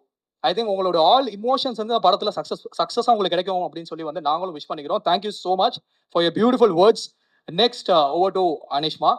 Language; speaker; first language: Tamil; native; Tamil